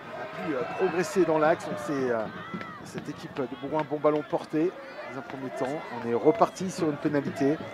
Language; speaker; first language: French; native; French